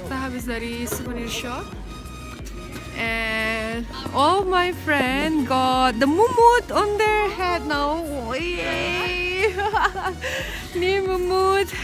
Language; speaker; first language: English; non-native, fluent; Indonesian